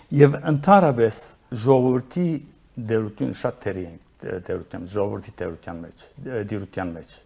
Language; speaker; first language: Armenian; early bilingual, heritage; Armenian